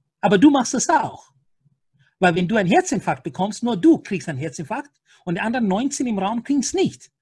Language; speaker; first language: German; non-native, fluent; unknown